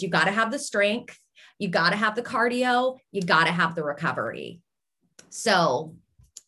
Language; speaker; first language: English; native; English